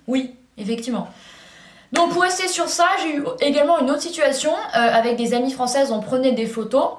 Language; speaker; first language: French; native; French